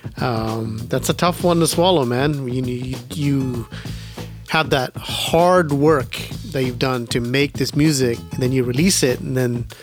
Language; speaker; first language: English; early bilingual, other home language; Punjabi